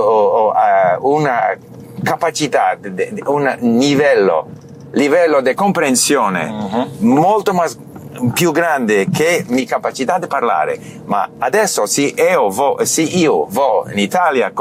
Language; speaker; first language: Italian; non-native, learner; English